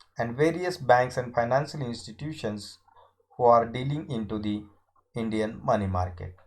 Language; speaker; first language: English; non-native, local second language; Marathi